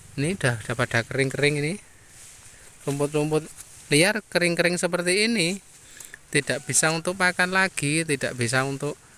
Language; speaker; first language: Indonesian; non-native, local second language; Javanese